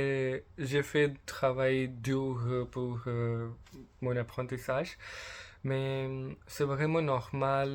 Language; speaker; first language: French; non-native, learner; English